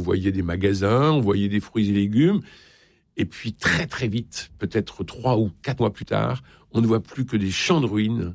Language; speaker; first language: French; native; French